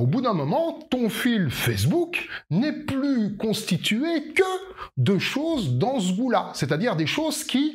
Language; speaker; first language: French; native; French